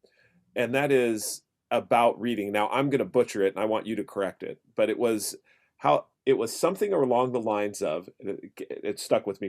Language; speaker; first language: English; native; English